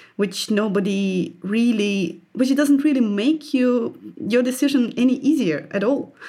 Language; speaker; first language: English; non-native, fluent; Ukrainian